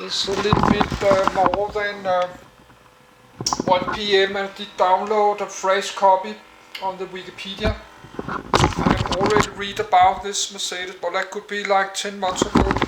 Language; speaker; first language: English; non-native, learner; Danish